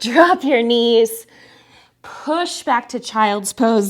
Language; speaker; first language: English; native; English